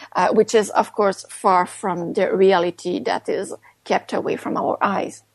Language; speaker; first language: English; non-native, fluent; French